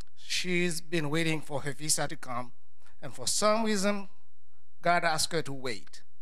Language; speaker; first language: English; non-native, fluent; Haitian Creole